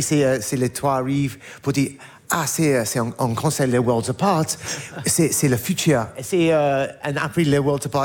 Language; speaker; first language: French; non-native, learner; English